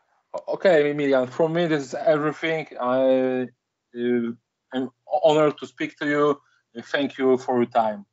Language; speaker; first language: English; non-native, learner; Polish